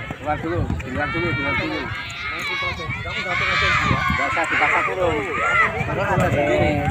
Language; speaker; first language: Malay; non-native, local second language; Javanese